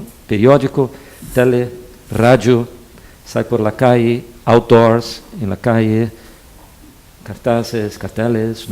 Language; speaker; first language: Spanish; non-native, fluent; Portuguese